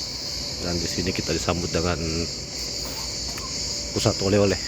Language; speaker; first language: Indonesian; native; Indonesian